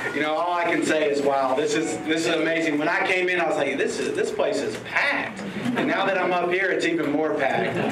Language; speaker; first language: English; native; English